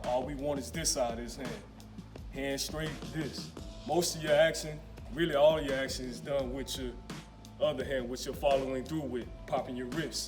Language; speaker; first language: English; native; English